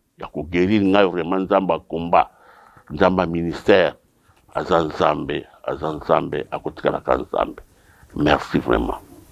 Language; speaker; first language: Lingala; non-native, local second language; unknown